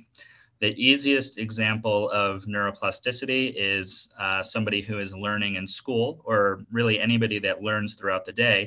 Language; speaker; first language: English; native; English